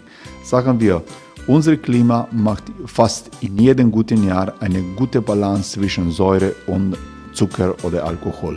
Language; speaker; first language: German; non-native, fluent; Croatian